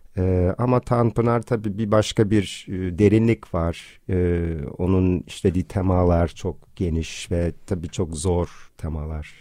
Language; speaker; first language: Turkish; non-native, fluent; English